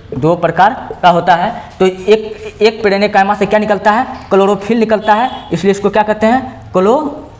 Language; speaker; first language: Hindi; native; Hindi